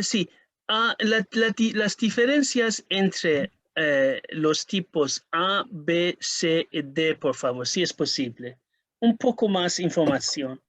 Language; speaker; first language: Spanish; non-native, learner; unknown